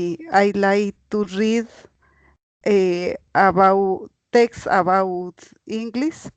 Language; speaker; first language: English; non-native, learner; Spanish